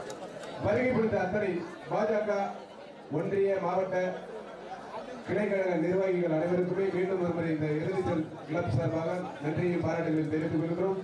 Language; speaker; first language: Tamil; native; Tamil